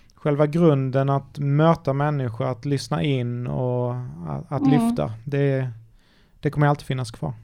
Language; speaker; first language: Swedish; native; Swedish